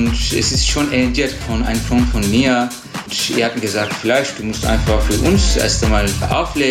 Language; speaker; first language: German; non-native, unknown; Turkish